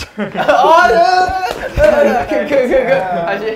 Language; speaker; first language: Korean; non-native, fluent; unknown